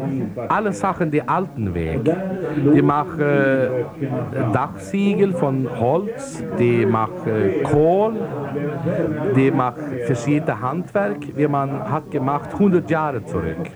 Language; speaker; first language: German; non-native, learner; Swedish